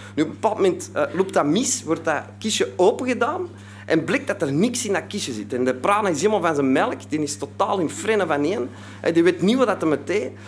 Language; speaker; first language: Dutch; native; Dutch